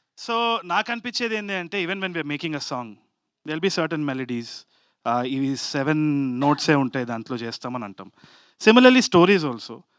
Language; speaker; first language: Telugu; native; Telugu